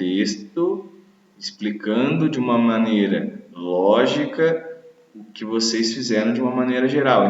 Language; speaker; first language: Portuguese; native; Portuguese